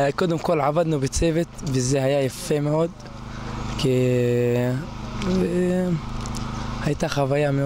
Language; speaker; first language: Hebrew; non-native, local second language; Arabic